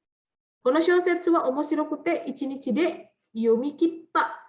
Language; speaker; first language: Japanese; non-native, fluent; Indonesian